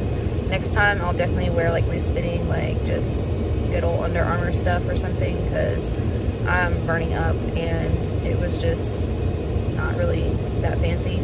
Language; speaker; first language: English; native; English